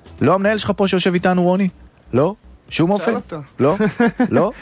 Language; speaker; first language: Hebrew; native; Hebrew